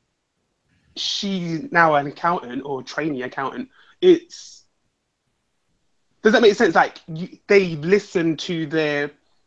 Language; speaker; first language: English; native; English